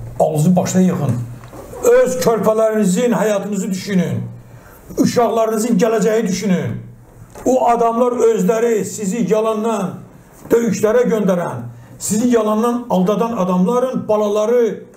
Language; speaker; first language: Azerbaijani; non-native, local second language; Talysh